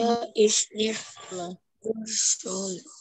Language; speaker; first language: German; non-native, learner; Indonesian